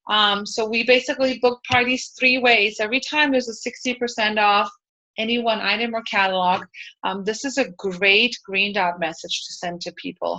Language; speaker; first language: English; native; English